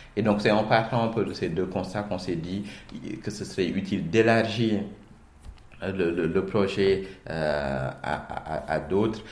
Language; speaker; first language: French; non-native, local second language; Wolof